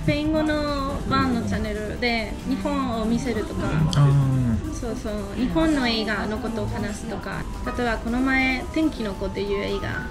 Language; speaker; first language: Japanese; non-native, fluent; Spanish